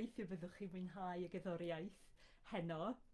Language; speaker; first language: Welsh; non-native, fluent; English